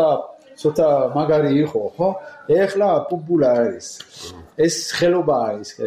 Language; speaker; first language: Georgian; non-native, learner; French